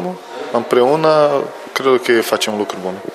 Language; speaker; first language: Romanian; non-native, learner; Portuguese